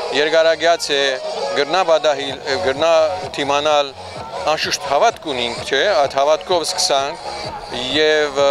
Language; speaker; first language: Armenian; early bilingual, heritage; Armenian